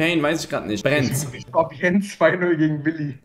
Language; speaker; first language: German; native; German